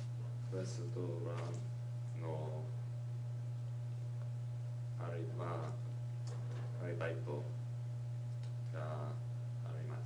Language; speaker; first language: Japanese; non-native, learner; English